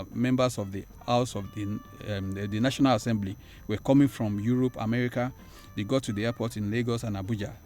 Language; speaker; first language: English; non-native, local second language; Yoruba